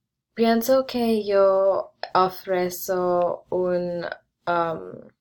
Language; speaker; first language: Spanish; non-native, learner; English